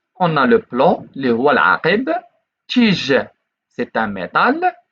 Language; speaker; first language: French; non-native, local second language; Arabic